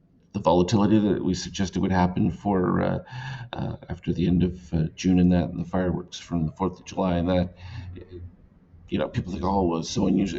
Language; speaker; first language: English; native; English